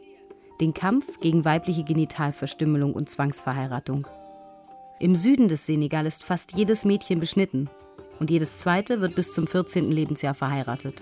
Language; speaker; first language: German; native; German